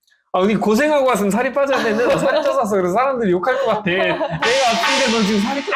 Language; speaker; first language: Korean; native; Korean